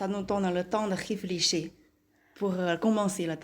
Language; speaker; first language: French; non-native, learner; Chinese